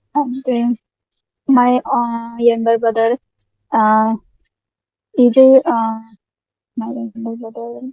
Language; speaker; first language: English; non-native, learner; Hindi